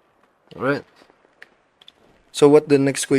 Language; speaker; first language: English; non-native, learner; Indonesian